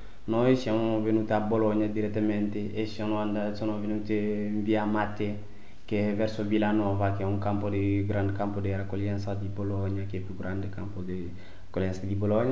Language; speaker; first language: Italian; non-native, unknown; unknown